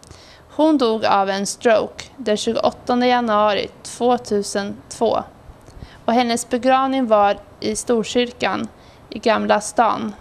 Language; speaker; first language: Swedish; native; Swedish